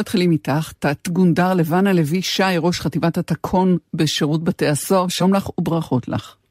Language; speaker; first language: Hebrew; native; Hebrew